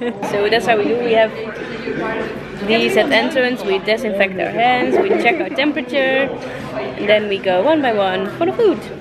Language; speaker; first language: English; non-native, fluent; Dutch